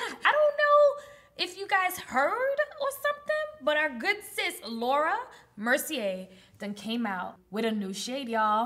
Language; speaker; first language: English; early bilingual, other home language; Spanish